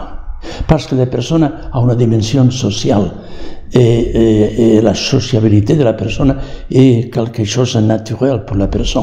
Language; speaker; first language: French; non-native, learner; Catalan